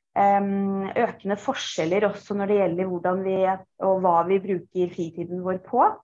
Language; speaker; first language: Norwegian; early bilingual, other home language; Persian